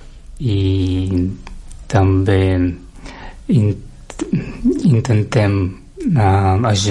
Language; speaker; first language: Catalan; non-native, learner; Russian